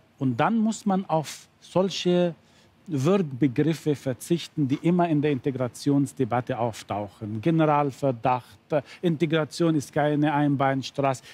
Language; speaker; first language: German; non-native, fluent; Arabic